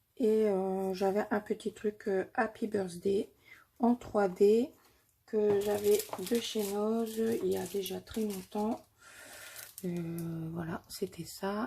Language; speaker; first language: French; native; French